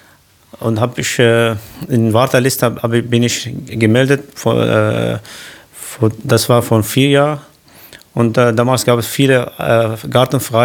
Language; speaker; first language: German; non-native, learner; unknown